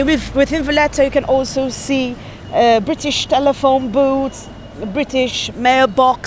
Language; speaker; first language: English; non-native, fluent; Maltese